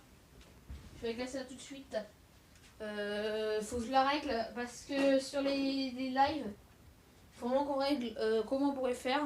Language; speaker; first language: French; native; French